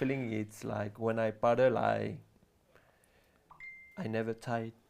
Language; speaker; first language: English; non-native, learner; French